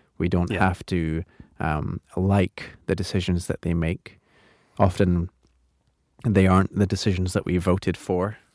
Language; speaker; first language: English; native; English